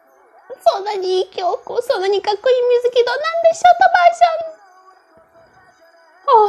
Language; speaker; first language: Japanese; non-native, fluent; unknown